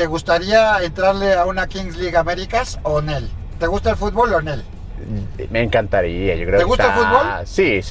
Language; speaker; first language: Spanish; native; Spanish